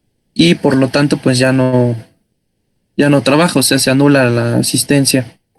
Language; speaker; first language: Spanish; native; Spanish